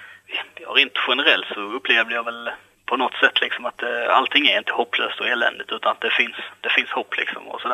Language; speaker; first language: Swedish; native; Swedish